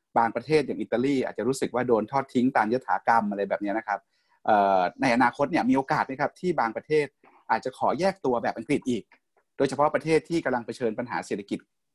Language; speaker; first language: Thai; native; Thai